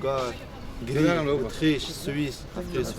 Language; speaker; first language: French; non-native, learner; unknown